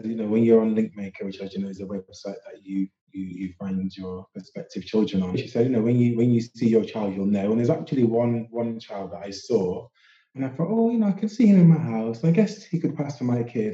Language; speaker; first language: English; native; English